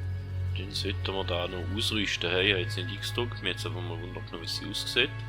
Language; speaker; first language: German; native; German